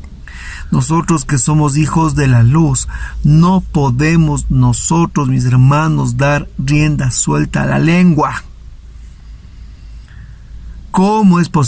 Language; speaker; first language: Spanish; native; Spanish